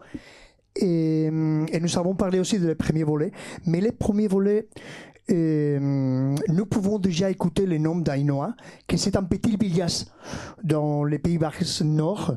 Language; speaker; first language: French; non-native, fluent; Basque